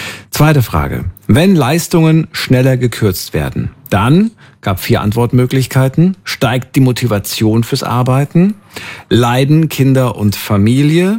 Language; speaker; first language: German; native; German